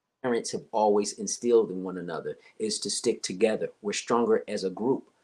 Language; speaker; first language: English; native; English